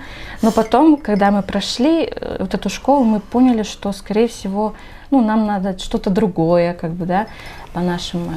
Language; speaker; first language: Russian; native; Russian